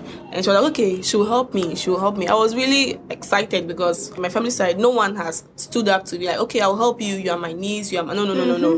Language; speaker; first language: English; non-native, local second language; Akan